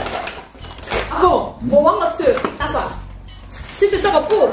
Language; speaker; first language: Chinese; non-native, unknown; Korean